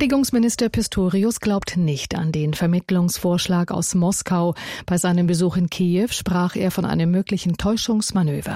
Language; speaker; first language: German; native; German